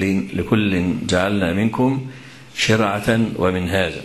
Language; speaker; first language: Arabic; native; Arabic